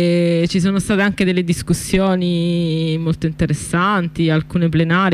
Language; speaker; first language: Italian; native; Italian